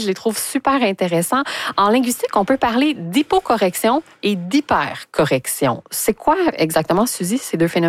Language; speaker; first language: French; native; French